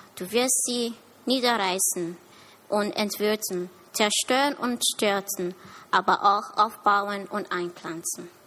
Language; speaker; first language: German; early bilingual, other home language; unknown